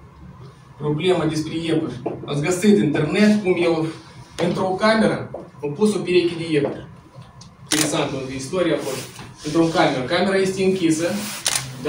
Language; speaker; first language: Romanian; non-native, local second language; Russian